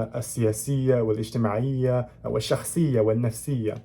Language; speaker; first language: Arabic; non-native, fluent; English